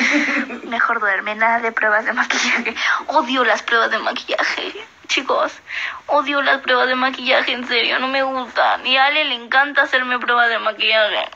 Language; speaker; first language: Spanish; native; Spanish